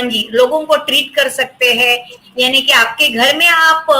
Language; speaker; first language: Hindi; non-native, local second language; Marathi